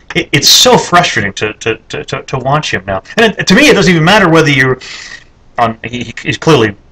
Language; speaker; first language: English; native; English